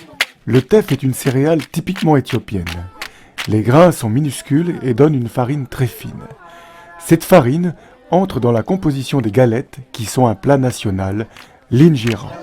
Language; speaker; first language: French; native; French